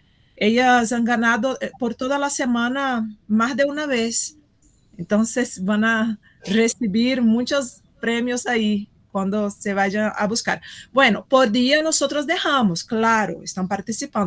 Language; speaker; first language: Spanish; non-native, fluent; Portuguese